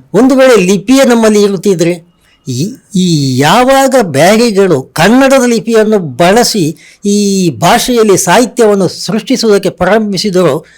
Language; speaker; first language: Kannada; non-native, local second language; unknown